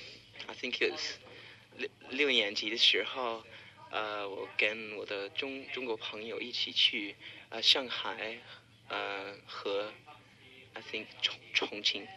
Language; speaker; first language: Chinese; non-native, learner; English